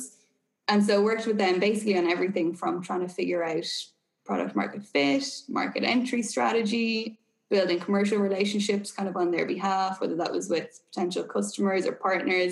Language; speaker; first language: English; native; English